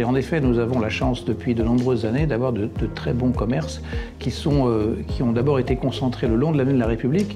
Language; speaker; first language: French; native; French